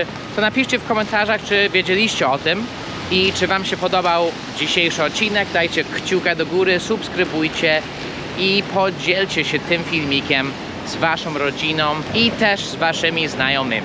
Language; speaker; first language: Polish; non-native, fluent; English